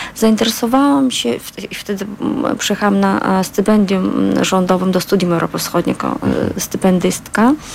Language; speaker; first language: Polish; non-native, fluent; Azerbaijani